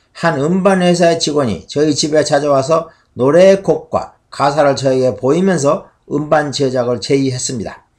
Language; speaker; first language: Korean; native; Korean